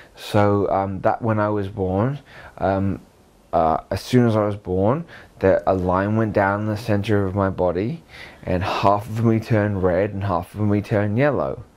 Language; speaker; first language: English; native; English